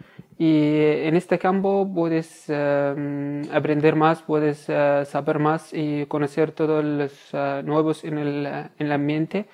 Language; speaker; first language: Spanish; non-native, fluent; Arabic